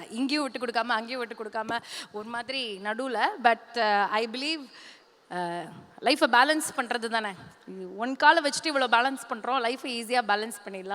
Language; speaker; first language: Tamil; native; Tamil